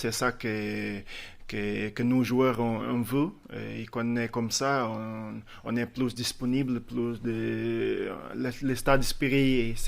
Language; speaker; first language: French; non-native, fluent; Portuguese